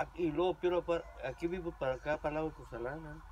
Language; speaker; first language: Spanish; native; Spanish